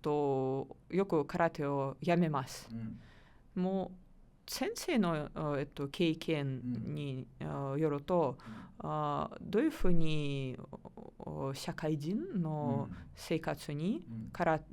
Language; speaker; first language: Japanese; non-native, learner; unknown